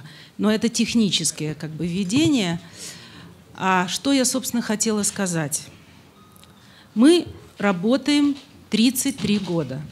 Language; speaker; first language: Russian; native; Russian